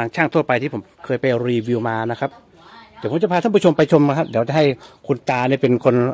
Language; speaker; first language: Thai; non-native, local second language; Northeastern Thai